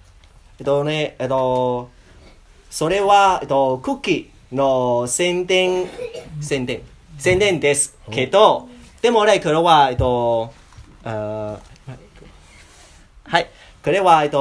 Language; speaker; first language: Japanese; non-native, learner; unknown